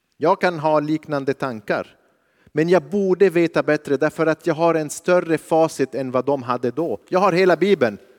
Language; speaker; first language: Swedish; non-native, fluent; Arabic